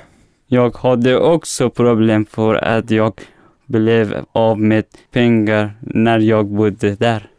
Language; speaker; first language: Swedish; non-native, learner; Persian